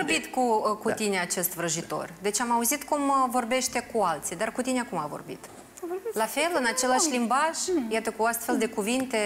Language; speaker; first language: Romanian; native; Romanian